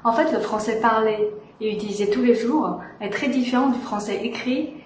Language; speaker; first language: French; non-native, fluent; Chinese